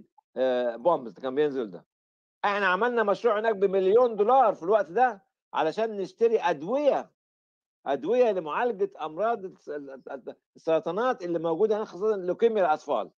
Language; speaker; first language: Arabic; native; Arabic